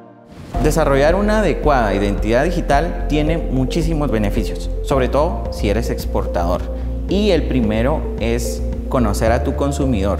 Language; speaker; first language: Spanish; native; Spanish